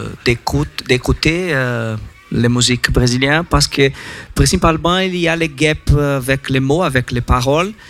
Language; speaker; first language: French; non-native, learner; Portuguese